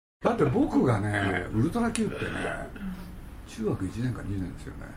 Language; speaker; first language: Japanese; native; Japanese